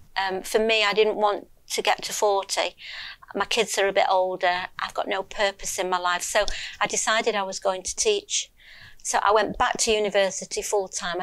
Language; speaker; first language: English; native; English